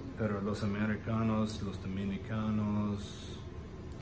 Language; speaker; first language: Spanish; non-native, learner; English